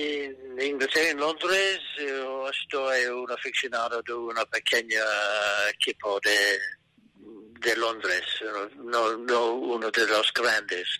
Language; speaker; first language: Spanish; non-native, learner; English